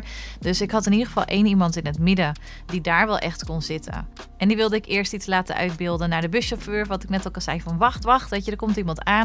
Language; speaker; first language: Dutch; native; Dutch